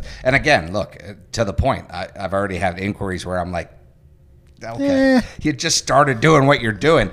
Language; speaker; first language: English; native; English